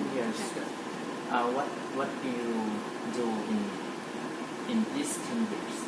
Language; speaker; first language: English; non-native, learner; Thai